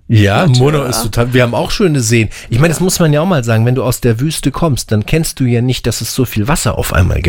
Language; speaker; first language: German; native; German